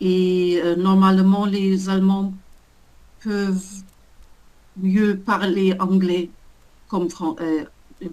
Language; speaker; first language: French; non-native, learner; German